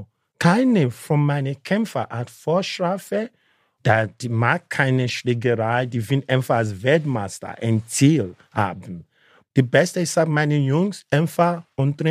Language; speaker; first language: German; non-native, learner; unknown